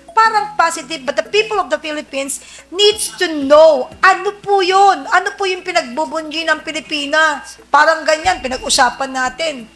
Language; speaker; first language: Filipino; native; Filipino